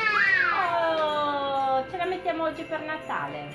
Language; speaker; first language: Italian; native; Italian